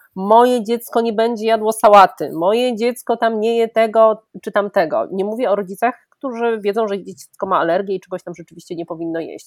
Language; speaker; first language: Polish; native; Polish